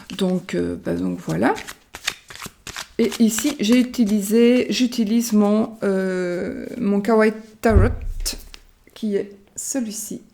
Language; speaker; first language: French; native; French